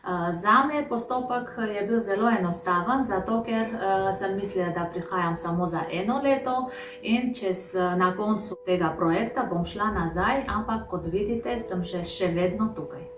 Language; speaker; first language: Slovenian; non-native, fluent; Armenian